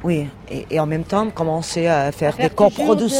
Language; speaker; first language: French; non-native, learner; Portuguese